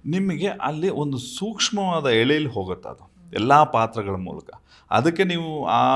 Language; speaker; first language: Kannada; native; Kannada